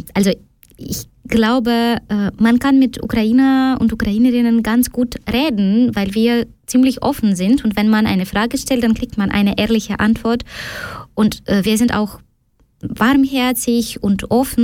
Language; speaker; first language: German; non-native, fluent; Ukrainian